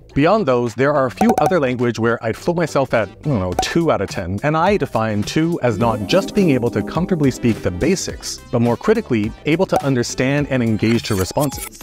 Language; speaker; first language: English; native; English